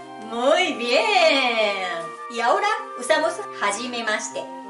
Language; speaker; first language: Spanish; non-native, fluent; Japanese